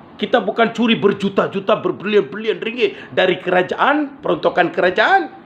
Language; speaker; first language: Malay; non-native, local second language; Tamil